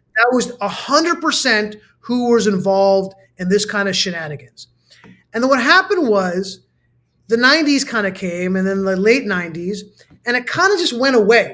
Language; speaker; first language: English; native; English